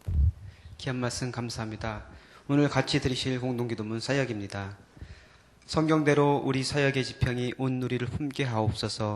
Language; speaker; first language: Korean; native; Korean